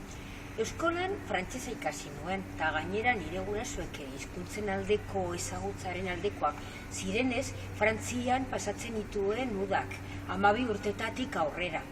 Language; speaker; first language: Basque; non-native, local second language; Spanish